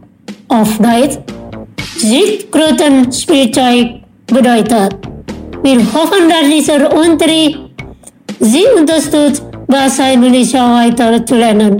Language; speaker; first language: German; non-native, fluent; Indonesian